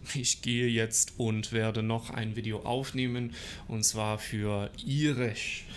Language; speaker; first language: German; non-native, learner; English